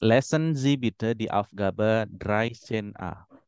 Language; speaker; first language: German; non-native, fluent; Indonesian